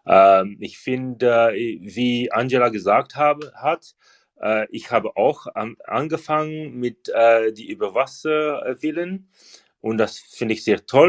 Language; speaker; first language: German; non-native, learner; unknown